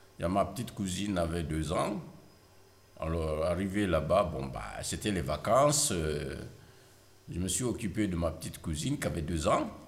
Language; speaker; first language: French; non-native, local second language; Mandingo